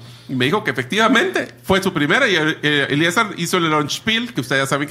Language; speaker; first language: Spanish; native; Spanish